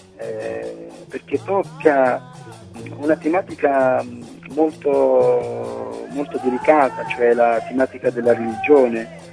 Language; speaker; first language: Italian; non-native, fluent; Arabic